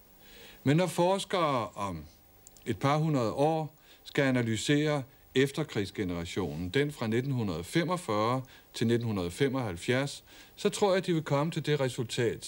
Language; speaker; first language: Danish; native; Danish